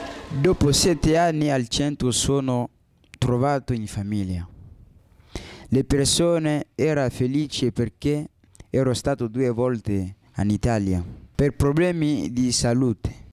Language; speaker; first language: Italian; non-native, learner; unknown